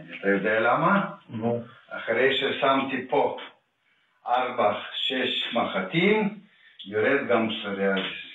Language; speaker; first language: Hebrew; non-native, fluent; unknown